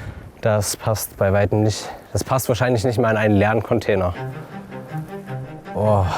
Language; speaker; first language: German; native; German